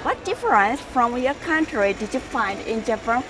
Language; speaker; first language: English; non-native, learner; Japanese